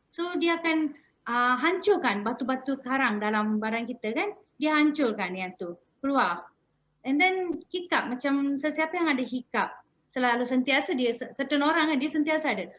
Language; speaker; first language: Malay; non-native, local second language; Tamil